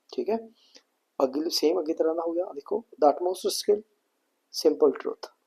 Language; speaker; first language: Hindi; non-native, local second language; Punjabi